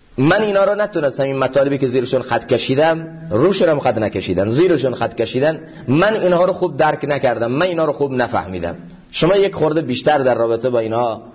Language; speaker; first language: Persian; native; Persian